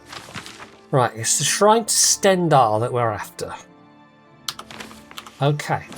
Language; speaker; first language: English; native; English